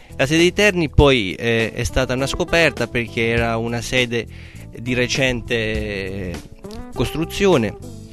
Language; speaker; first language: Italian; non-native, fluent; Albanian